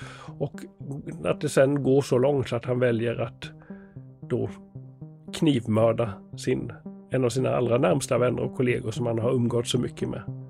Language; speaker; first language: Swedish; native; Swedish